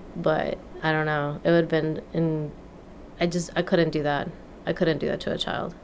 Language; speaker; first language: English; non-native, fluent; Spanish